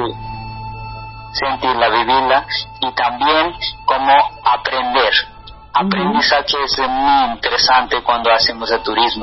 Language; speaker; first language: Spanish; non-native, learner; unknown